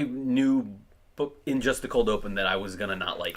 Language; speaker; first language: English; native; English